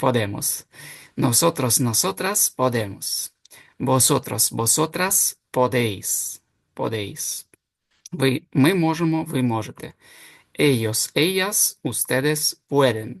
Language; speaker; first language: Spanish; non-native, fluent; Ukrainian